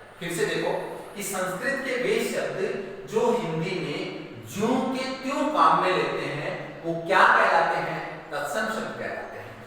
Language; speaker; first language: Hindi; native; Hindi